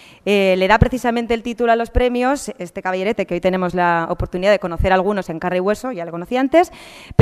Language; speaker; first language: Spanish; native; Spanish